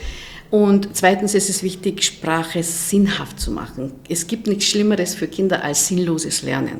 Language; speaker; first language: German; non-native, fluent; Hungarian